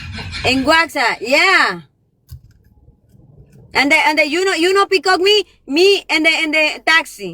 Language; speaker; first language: English; non-native, learner; Spanish